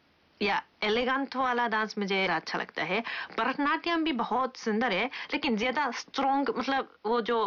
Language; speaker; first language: Hindi; non-native, fluent; Japanese